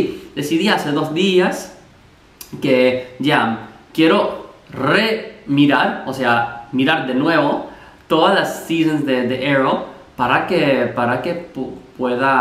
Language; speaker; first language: Spanish; non-native, fluent; English